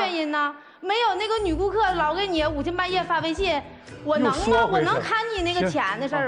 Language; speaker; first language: Chinese; native; Chinese